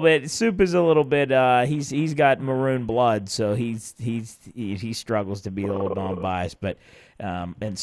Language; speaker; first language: English; native; English